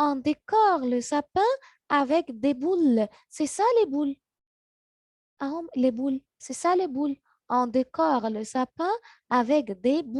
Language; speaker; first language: French; non-native, learner; Arabic